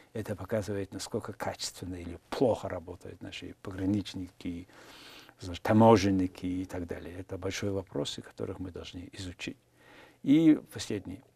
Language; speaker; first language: Russian; non-native, fluent; Mongolian